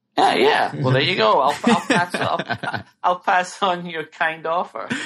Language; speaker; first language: English; native; English